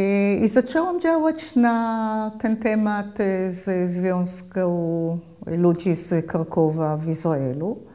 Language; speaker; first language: Polish; early bilingual, heritage; Polish